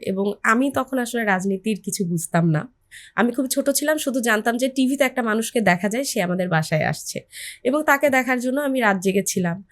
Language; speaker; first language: Bangla; native; Bangla